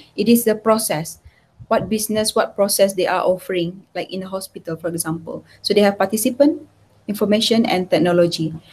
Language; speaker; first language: English; non-native, local second language; Malay